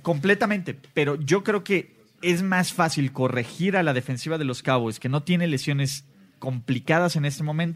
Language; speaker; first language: Spanish; native; Spanish